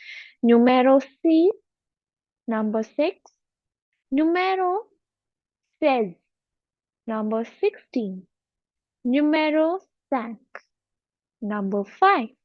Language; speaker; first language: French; non-native, fluent; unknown